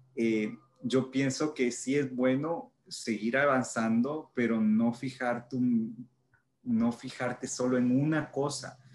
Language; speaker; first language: Spanish; early bilingual, heritage; Spanish